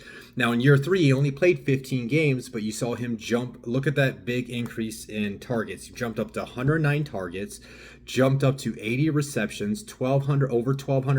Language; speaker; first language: English; native; English